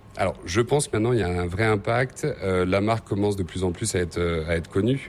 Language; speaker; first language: French; native; French